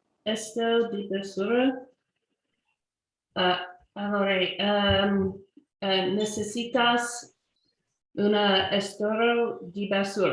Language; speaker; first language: Spanish; non-native, learner; English